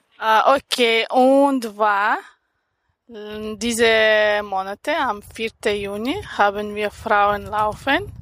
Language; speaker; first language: German; non-native, learner; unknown